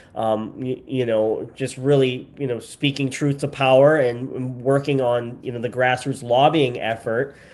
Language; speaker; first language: English; native; English